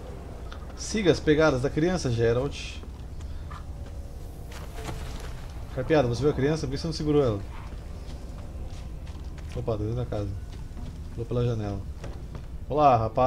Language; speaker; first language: Portuguese; native; Portuguese